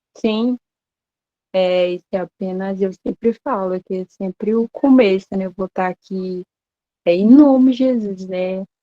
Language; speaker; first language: Portuguese; non-native, local second language; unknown